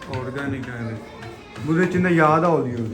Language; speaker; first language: Turkish; non-native, learner; Urdu